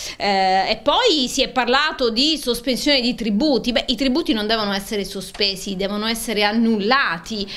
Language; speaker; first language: Italian; native; Italian